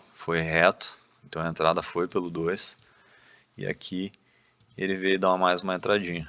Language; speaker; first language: Portuguese; native; Portuguese